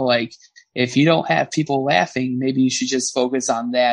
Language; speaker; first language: English; native; English